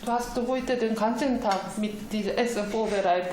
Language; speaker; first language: German; non-native, fluent; Korean